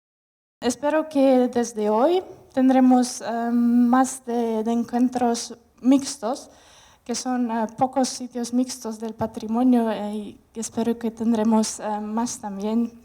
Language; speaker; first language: Spanish; non-native, fluent; Russian